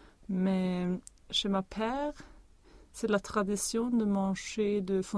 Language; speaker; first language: French; non-native, learner; Swedish